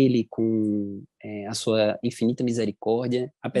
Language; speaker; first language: Portuguese; native; Portuguese